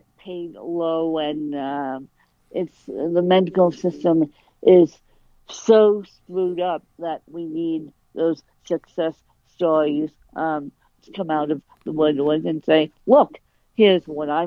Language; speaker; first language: English; native; English